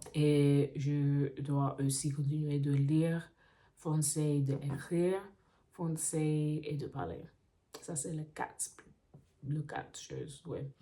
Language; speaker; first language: French; non-native, learner; English